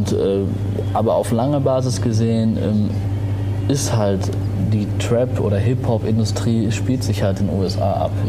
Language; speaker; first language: German; early bilingual, other home language; Arabic